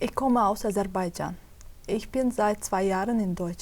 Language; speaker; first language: German; non-native, fluent; Azerbaijani